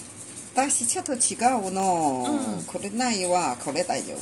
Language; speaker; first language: Japanese; non-native, learner; Chinese